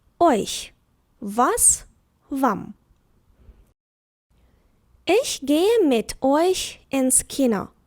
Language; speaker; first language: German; non-native, fluent; Ukrainian